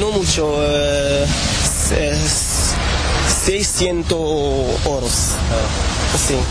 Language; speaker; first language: Spanish; non-native, learner; Arabic